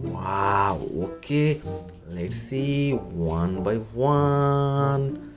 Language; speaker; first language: English; non-native, learner; Indonesian